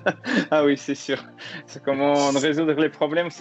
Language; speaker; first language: French; non-native, learner; Russian